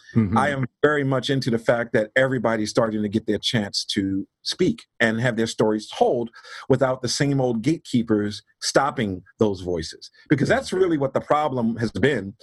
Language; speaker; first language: English; native; English